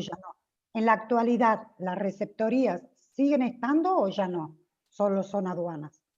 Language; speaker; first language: Spanish; native; Spanish